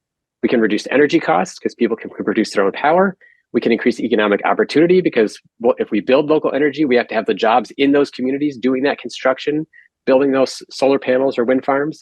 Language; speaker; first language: English; native; English